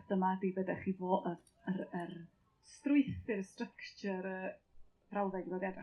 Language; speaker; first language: Welsh; native; Welsh